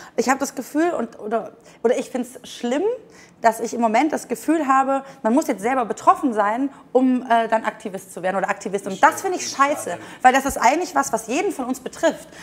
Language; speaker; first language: German; native; German